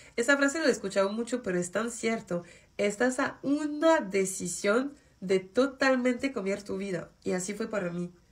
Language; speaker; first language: Spanish; non-native, fluent; French